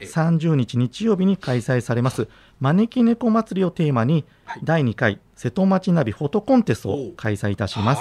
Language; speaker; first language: Japanese; native; Japanese